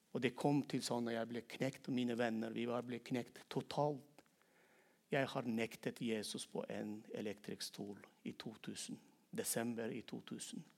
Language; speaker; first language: Norwegian; non-native, fluent; Turkmen